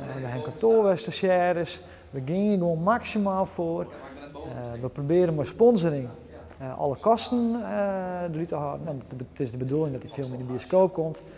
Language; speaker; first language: Dutch; non-native, local second language; Western Frisian